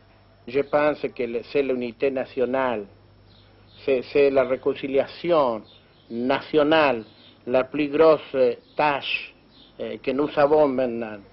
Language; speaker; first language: French; non-native, learner; Spanish